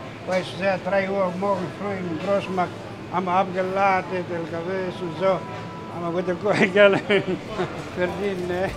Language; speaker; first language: German; non-native, learner; Greek